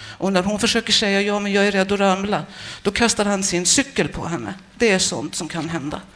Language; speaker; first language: Swedish; native; Swedish